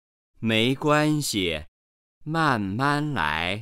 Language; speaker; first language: Chinese; non-native, learner; Vietnamese